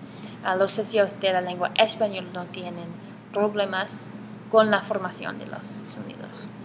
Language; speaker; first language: Spanish; non-native, learner; English